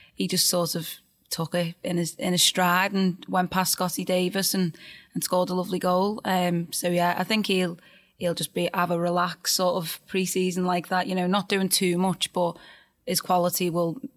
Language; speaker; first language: English; native; English